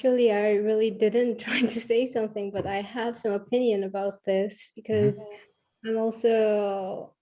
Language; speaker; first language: English; non-native, fluent; Korean